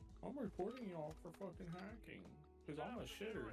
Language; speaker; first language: English; native; English